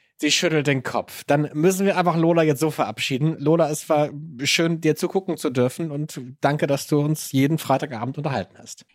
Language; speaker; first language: German; native; German